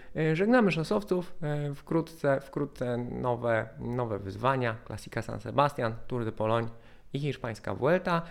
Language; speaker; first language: Polish; native; Polish